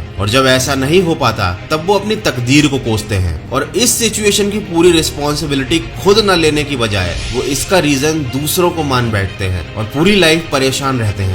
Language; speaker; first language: Hindi; native; Hindi